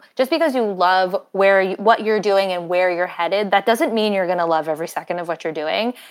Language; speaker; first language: English; native; English